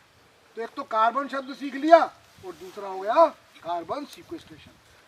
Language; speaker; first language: Hindi; native; Hindi